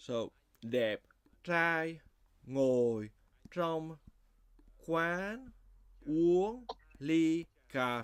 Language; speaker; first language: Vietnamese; non-native, fluent; French